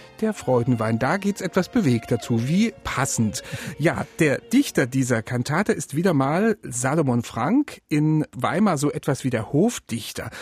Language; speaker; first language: German; native; German